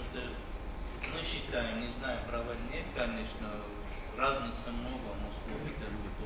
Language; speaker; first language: Russian; non-native, fluent; Turkish